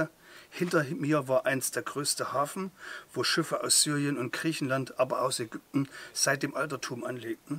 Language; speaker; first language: German; native; German